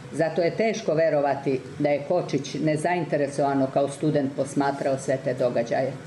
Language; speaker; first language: Serbian; native; Serbian